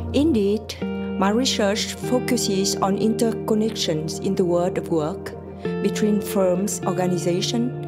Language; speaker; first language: English; non-native, fluent; Vietnamese